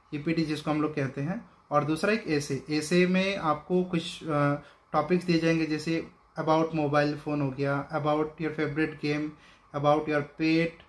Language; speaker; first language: Hindi; non-native, local second language; Bangla